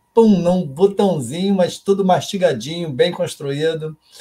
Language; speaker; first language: Portuguese; native; Portuguese